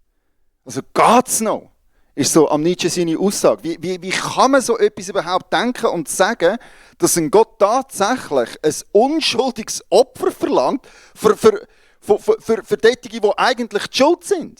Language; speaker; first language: German; native; German